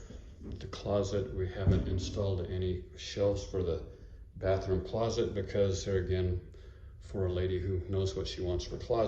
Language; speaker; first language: English; native; English